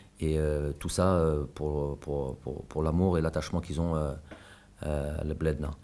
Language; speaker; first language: French; early bilingual, other home language; Arabic